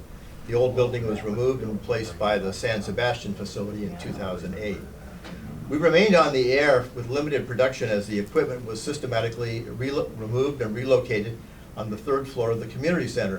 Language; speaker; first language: English; native; English